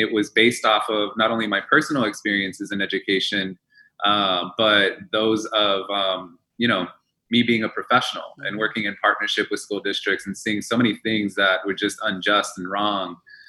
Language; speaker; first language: English; early bilingual, other home language; Spanish